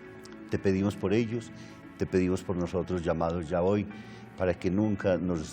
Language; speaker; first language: Spanish; native; Spanish